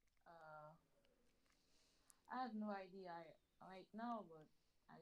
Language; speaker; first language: English; non-native, learner; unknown